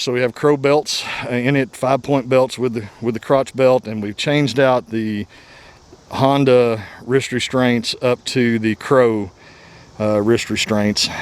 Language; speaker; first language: English; native; English